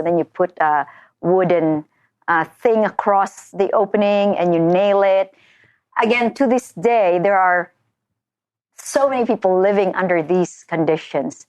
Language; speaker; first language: English; non-native, local second language; Filipino